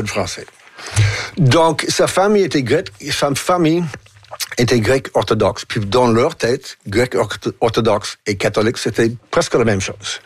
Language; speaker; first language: French; non-native, fluent; English